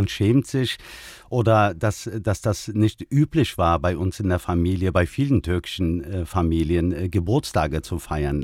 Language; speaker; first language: German; early bilingual, other home language; Turkish